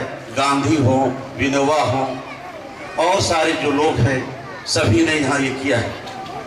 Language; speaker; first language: Hindi; native; Hindi